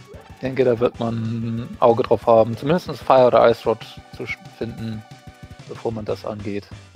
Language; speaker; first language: German; native; German